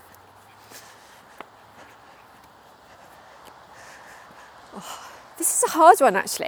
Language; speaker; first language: English; native; English